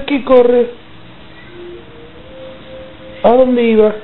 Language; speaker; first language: Spanish; native; Spanish